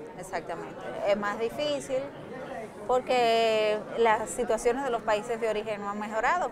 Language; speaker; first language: Spanish; native; Spanish